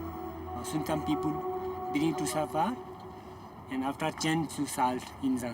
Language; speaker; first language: English; non-native, learner; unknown